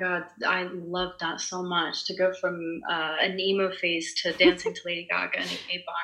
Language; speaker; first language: English; non-native, fluent; Italian